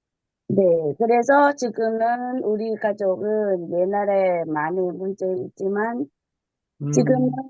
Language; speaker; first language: Korean; non-native, learner; Thai